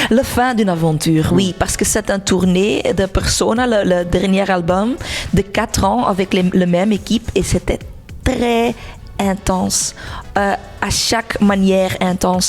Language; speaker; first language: French; non-native, local second language; Dutch